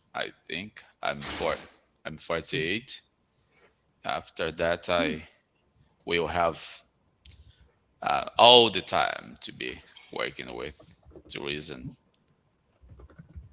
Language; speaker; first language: English; non-native, fluent; Portuguese